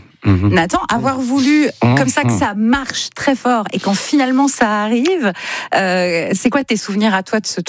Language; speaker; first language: French; native; French